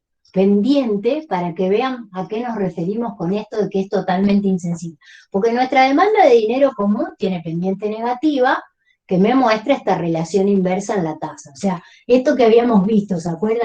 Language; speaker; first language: Spanish; native; Spanish